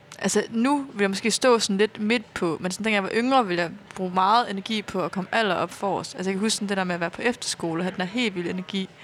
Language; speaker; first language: Danish; native; Danish